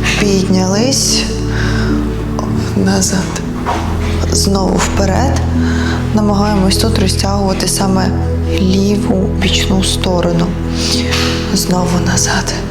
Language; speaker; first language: Ukrainian; native; Ukrainian